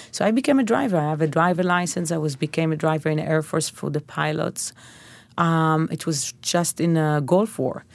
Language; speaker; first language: English; non-native, fluent; Hebrew